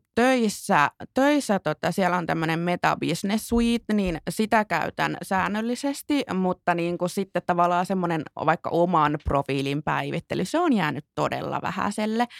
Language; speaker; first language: Finnish; native; Finnish